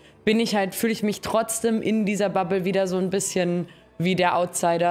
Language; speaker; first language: German; native; German